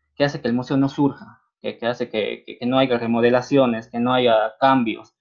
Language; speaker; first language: Spanish; native; Spanish